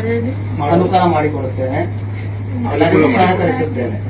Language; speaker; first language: Kannada; non-native, learner; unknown